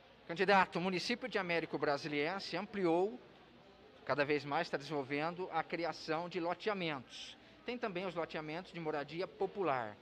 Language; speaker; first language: Portuguese; native; Portuguese